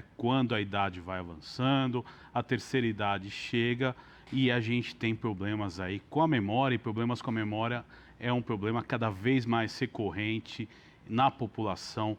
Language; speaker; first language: Portuguese; native; Portuguese